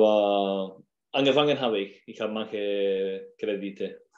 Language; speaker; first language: German; non-native, fluent; Spanish